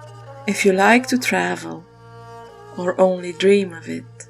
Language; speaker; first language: English; non-native, fluent; French